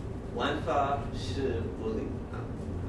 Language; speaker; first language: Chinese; non-native, fluent; English